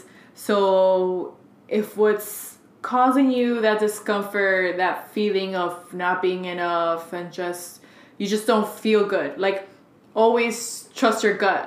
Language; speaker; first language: English; early bilingual, other home language; Spanish